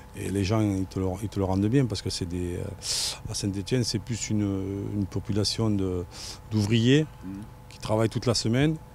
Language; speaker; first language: French; native; French